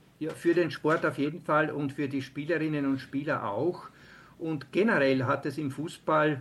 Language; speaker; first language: German; native; German